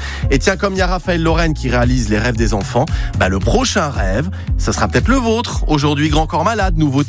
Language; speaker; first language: French; native; French